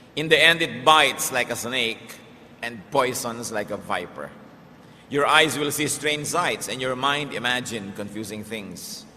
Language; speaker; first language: English; non-native, local second language; Filipino